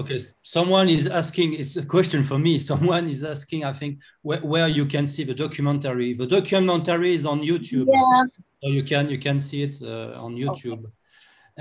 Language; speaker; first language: English; non-native, learner; French